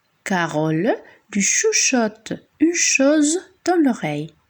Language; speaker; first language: French; non-native, fluent; Spanish